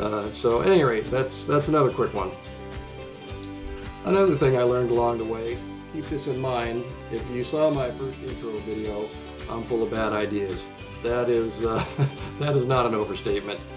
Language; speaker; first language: English; native; English